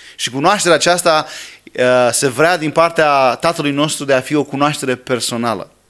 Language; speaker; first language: Romanian; non-native, fluent; English